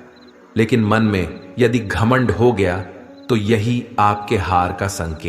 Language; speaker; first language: Hindi; native; Hindi